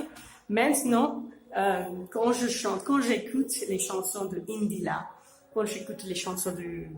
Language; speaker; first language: French; non-native, fluent; Urdu